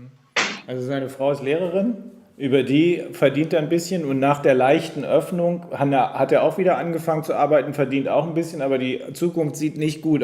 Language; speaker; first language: German; native; German